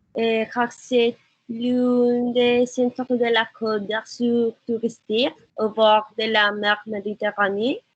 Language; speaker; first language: French; non-native, learner; Spanish